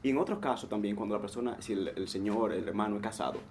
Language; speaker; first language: Spanish; native; Spanish